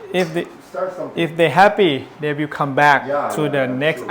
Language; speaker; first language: English; non-native, learner; Thai